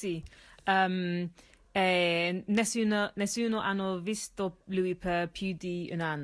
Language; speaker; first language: Italian; non-native, learner; English